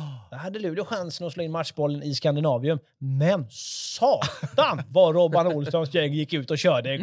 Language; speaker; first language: Swedish; native; Swedish